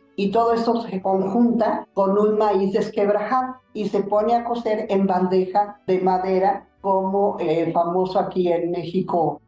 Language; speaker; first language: Spanish; native; Spanish